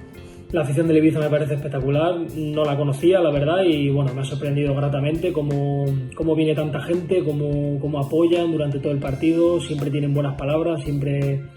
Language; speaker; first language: Spanish; native; Spanish